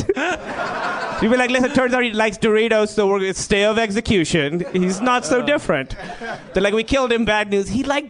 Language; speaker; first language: English; non-native, local second language; Urdu